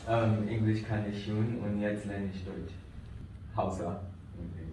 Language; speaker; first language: German; non-native, learner; Hausa